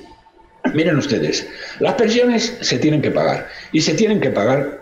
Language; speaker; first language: Spanish; native; Spanish